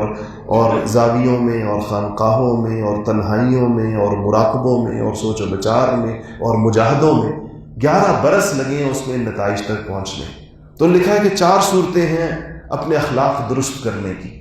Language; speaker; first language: Urdu; native; Urdu